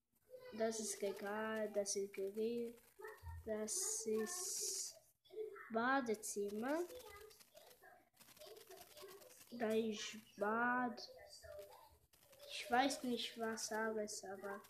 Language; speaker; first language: German; non-native, learner; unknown